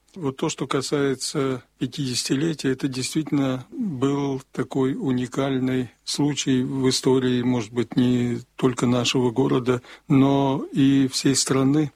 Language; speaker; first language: Russian; native; Russian